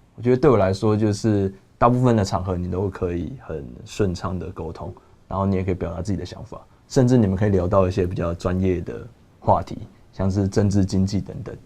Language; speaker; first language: Chinese; native; Chinese